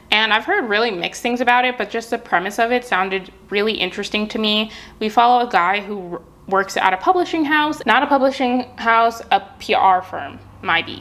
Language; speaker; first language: English; native; English